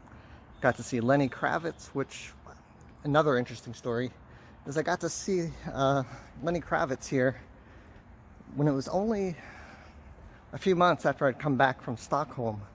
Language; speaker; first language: English; native; English